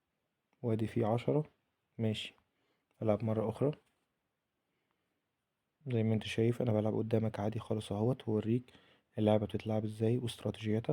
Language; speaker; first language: Arabic; native; Arabic